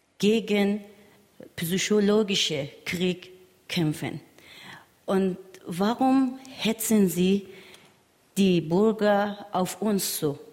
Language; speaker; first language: German; non-native, learner; Persian